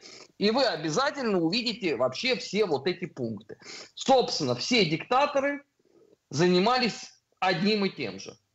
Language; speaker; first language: Russian; native; Russian